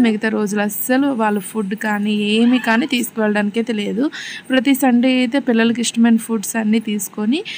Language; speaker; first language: Telugu; native; Telugu